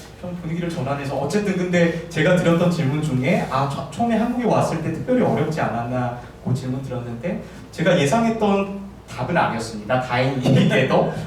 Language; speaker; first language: Korean; native; Korean